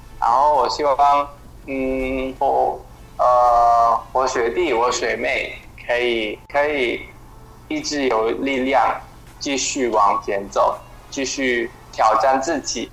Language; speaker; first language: Chinese; non-native, fluent; Indonesian